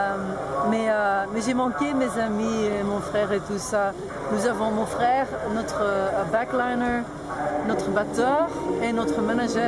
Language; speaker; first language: French; non-native, local second language; Dutch